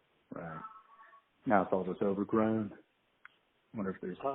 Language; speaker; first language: English; native; English